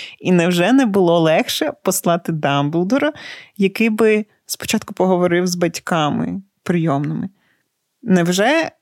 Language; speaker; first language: Ukrainian; native; Ukrainian